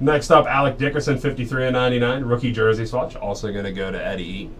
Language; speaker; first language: English; native; English